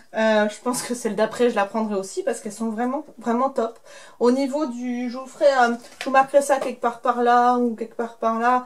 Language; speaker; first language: French; native; French